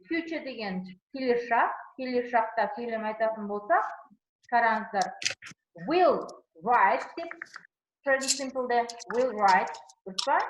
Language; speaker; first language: Kazakh; non-native, local second language; Uzbek